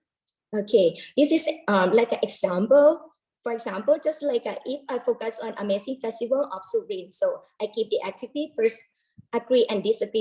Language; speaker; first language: English; non-native, learner; Thai